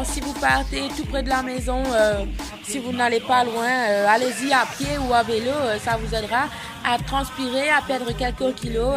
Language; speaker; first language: French; native; French